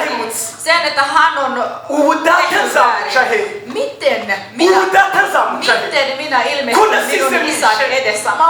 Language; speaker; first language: Finnish; non-native, learner; Kinyarwanda